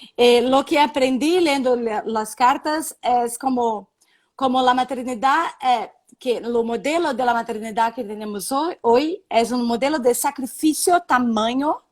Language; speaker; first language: Spanish; non-native, learner; Portuguese